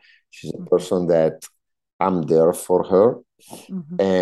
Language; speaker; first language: English; non-native, fluent; Italian